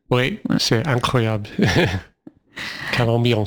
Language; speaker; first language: French; non-native, fluent; English